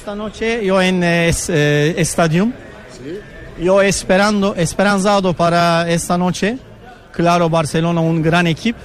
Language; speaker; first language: Spanish; non-native, learner; Turkish